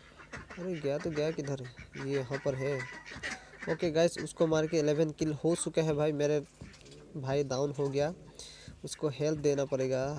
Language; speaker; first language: Hindi; non-native, local second language; Assamese